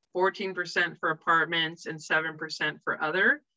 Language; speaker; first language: English; native; English